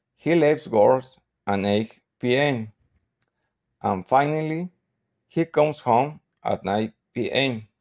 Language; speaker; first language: English; non-native, learner; Spanish